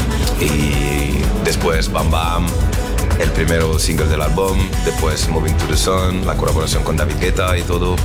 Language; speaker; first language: Spanish; non-native, learner; French